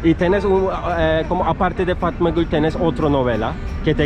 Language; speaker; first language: Spanish; non-native, learner; Turkish